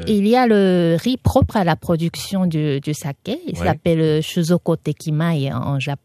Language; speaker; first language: French; non-native, fluent; Japanese